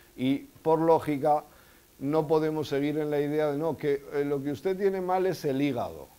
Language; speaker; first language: Spanish; native; Spanish